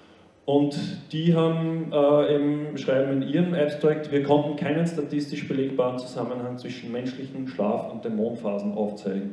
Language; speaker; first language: German; native; German